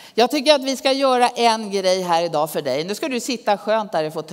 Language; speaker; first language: Swedish; native; Swedish